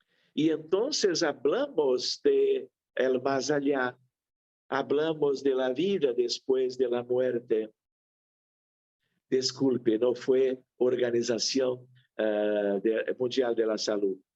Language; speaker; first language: Spanish; non-native, fluent; Portuguese